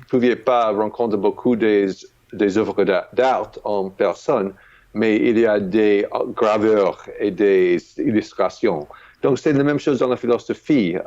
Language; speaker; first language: French; non-native, fluent; English